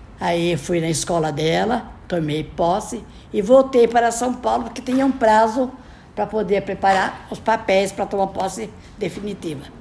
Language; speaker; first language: Portuguese; native; Portuguese